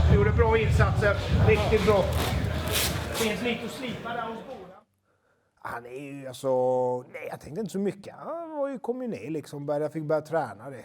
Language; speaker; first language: Swedish; native; Swedish